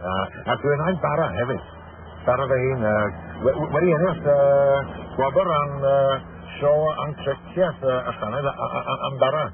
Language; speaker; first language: Welsh; non-native, learner; English